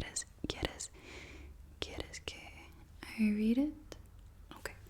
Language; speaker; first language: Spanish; non-native, learner; English